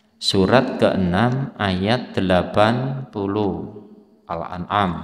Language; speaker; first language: Indonesian; native; Indonesian